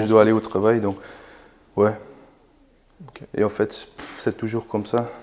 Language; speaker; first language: French; non-native, learner; Dutch